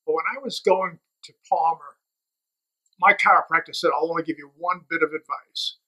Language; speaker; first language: English; native; English